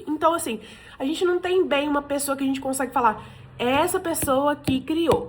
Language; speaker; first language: Portuguese; native; Portuguese